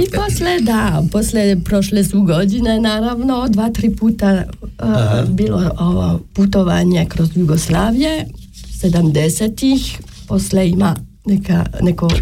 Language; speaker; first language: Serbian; non-native, learner; French